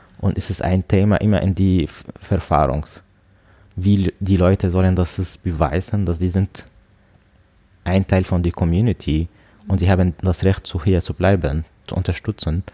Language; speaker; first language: German; non-native, learner; Arabic